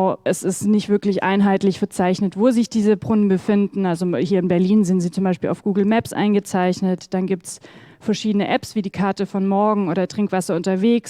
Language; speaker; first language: German; native; German